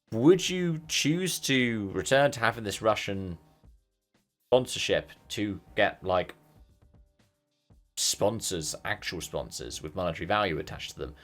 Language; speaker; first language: English; native; English